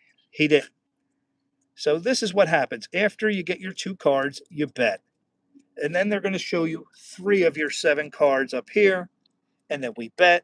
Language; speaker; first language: English; native; English